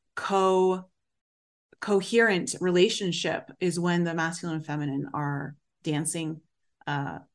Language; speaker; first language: English; native; English